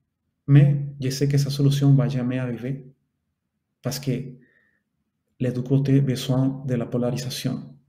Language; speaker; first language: French; non-native, fluent; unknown